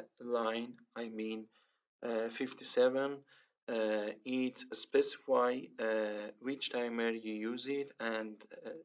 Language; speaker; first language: English; non-native, learner; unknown